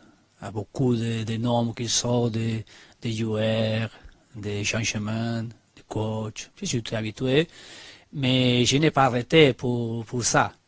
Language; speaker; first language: French; non-native, learner; Spanish